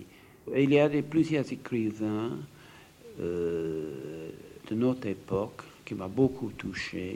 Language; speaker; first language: French; non-native, fluent; English